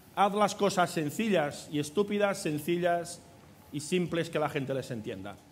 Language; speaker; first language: Spanish; native; Spanish